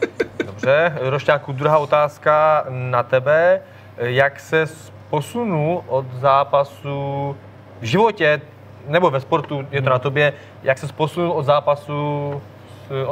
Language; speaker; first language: Czech; native; Czech